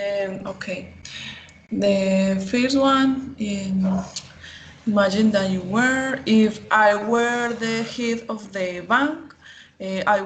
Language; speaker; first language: English; non-native, learner; Spanish